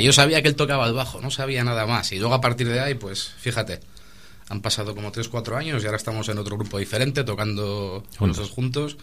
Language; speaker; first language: Spanish; native; Spanish